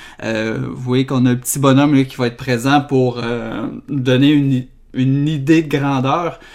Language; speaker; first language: French; native; French